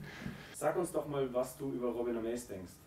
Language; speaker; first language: German; native; German